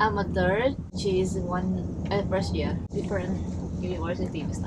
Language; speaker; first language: English; non-native, learner; Thai